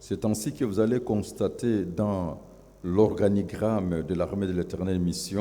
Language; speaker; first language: French; non-native, local second language; Lingala